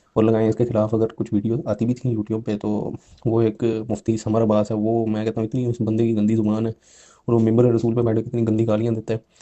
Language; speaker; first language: Urdu; non-native, local second language; Punjabi